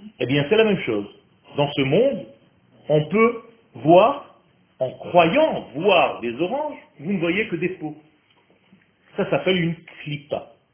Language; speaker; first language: French; non-native, fluent; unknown